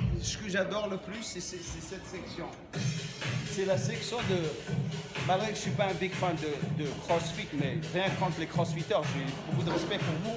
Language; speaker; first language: French; non-native, local second language; Arabic